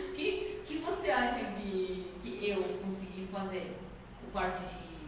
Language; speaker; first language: Portuguese; non-native, learner; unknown